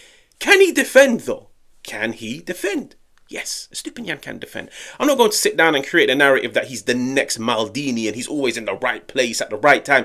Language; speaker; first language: English; native; English